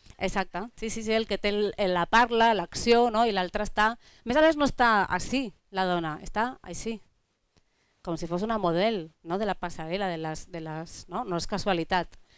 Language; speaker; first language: Catalan; non-native, local second language; Spanish